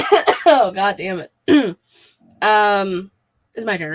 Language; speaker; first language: English; native; English